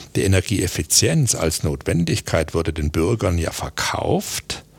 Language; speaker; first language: German; native; German